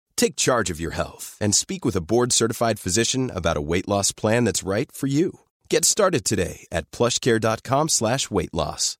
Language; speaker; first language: English; native; English